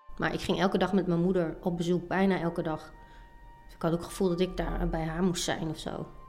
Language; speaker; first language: Dutch; native; Dutch